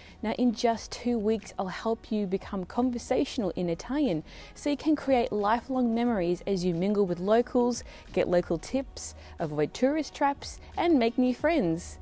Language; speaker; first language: English; early bilingual, other home language; Italian